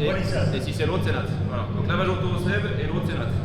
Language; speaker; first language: French; native; French